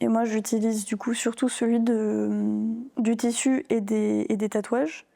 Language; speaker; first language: French; native; French